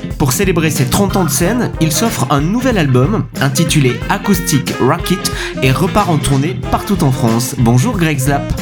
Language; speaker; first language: French; native; French